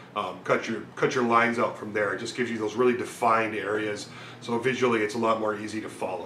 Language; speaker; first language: English; native; English